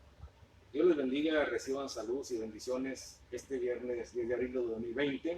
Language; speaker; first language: Spanish; native; Spanish